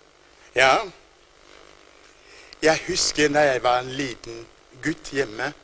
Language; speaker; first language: Norwegian; non-native, fluent; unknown